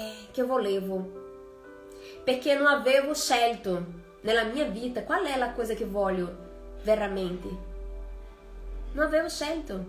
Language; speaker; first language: Italian; non-native, fluent; Portuguese